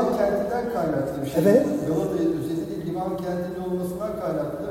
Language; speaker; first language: Turkish; native; Turkish